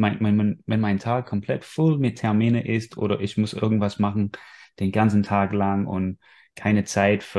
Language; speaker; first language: German; non-native, fluent; English